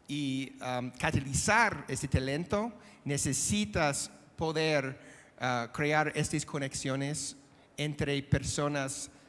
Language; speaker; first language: Spanish; non-native, fluent; English